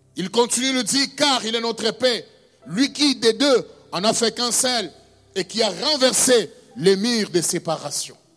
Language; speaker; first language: French; non-native, local second language; Luba-Lulua